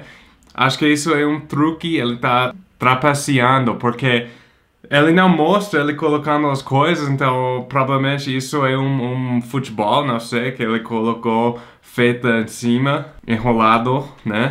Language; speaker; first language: Portuguese; non-native, fluent; English